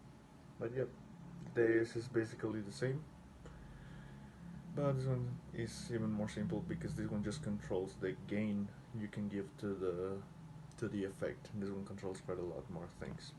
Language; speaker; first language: English; non-native, fluent; Spanish